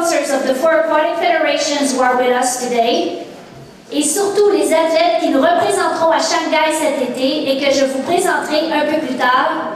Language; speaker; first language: French; native; French